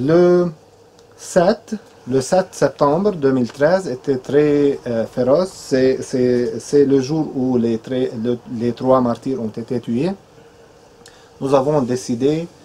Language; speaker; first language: French; non-native, fluent; Arabic